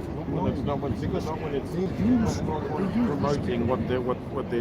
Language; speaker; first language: English; native; English